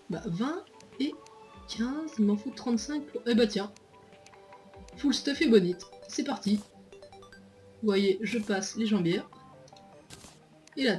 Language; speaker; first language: French; native; French